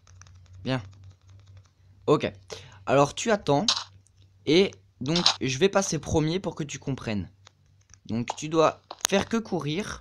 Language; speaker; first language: French; native; French